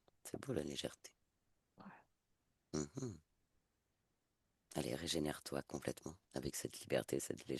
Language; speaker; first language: French; native; French